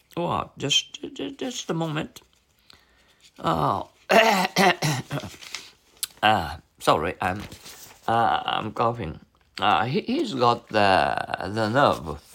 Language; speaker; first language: English; non-native, learner; Japanese